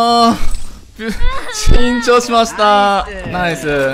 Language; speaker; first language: Japanese; non-native, learner; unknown